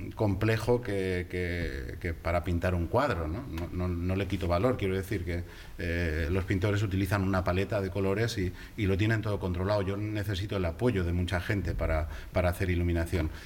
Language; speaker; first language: Spanish; native; Spanish